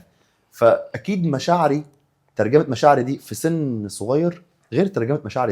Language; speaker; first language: Arabic; native; Arabic